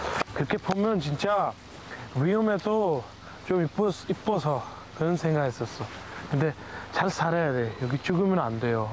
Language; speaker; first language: Korean; non-native, learner; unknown